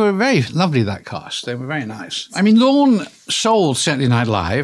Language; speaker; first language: English; native; English